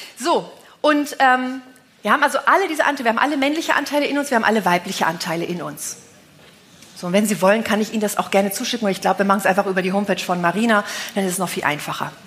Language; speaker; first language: German; native; German